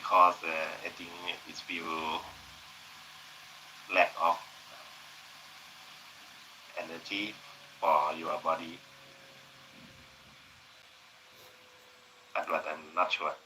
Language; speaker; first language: English; non-native, learner; Thai